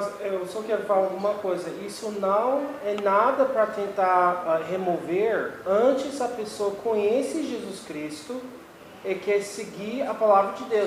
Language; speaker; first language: Portuguese; non-native, fluent; English